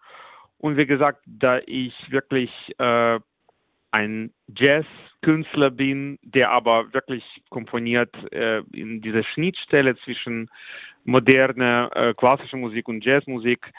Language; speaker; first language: German; non-native, fluent; Russian